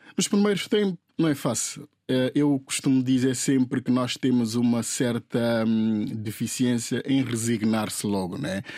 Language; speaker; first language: Portuguese; non-native, local second language; Upper Guinea Crioulo